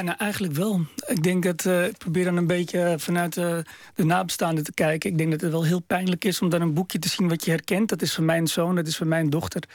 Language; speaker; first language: Dutch; early bilingual, other home language; Arabic